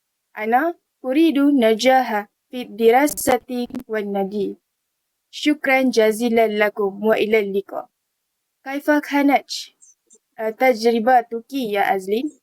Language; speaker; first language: Arabic; non-native, learner; Malay